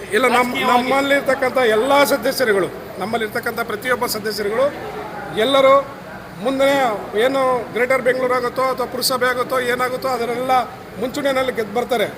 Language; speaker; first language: Kannada; native; Kannada